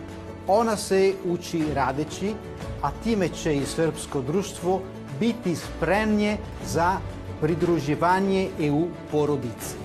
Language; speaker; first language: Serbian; non-native, learner; Italian